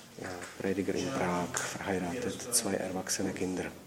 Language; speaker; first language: German; non-native, fluent; Czech